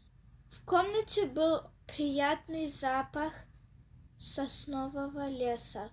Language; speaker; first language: Russian; early bilingual, heritage; Russian